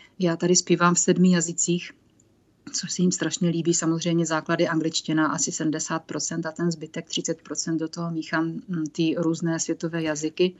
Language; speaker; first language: Czech; native; Czech